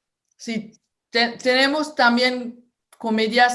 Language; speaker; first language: Spanish; non-native, fluent; French